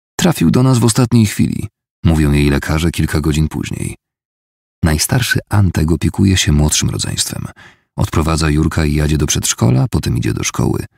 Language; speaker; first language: Polish; native; Polish